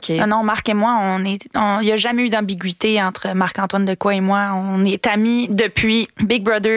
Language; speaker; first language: French; native; French